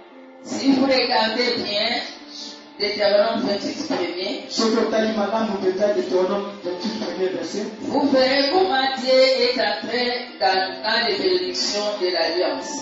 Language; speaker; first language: French; non-native, local second language; Lingala